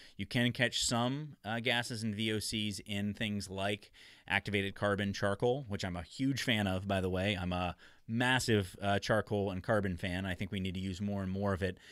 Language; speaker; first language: English; native; English